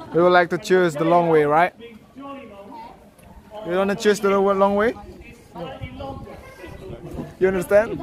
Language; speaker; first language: English; non-native, learner; Indonesian